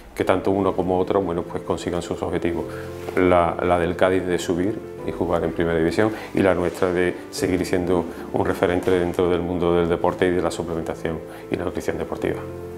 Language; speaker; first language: Spanish; native; Spanish